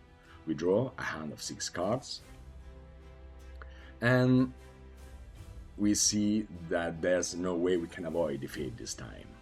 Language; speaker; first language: English; non-native, fluent; Spanish